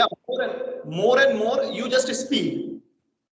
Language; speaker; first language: English; non-native, local second language; Hindi